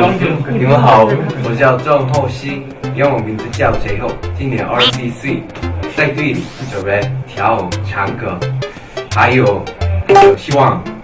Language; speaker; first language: Chinese; non-native, learner; Korean